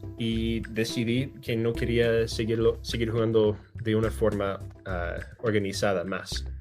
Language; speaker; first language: Spanish; non-native, fluent; English